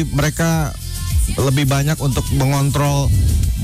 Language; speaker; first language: Indonesian; native; Indonesian